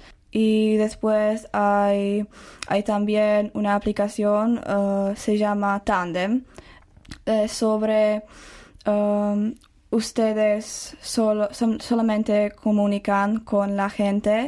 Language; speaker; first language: Spanish; non-native, learner; Czech